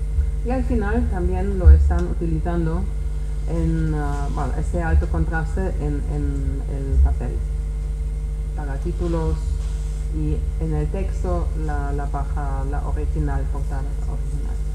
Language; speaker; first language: Spanish; non-native, fluent; Czech